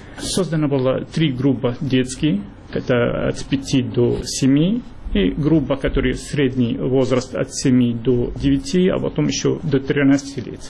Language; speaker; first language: Russian; non-native, fluent; Arabic